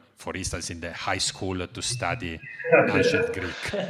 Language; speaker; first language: English; non-native, fluent; Italian